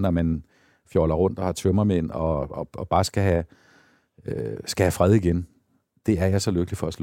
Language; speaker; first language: Danish; native; Danish